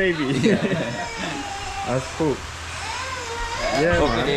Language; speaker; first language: English; native; English